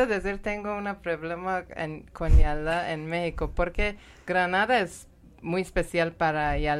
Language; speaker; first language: Spanish; non-native, learner; Persian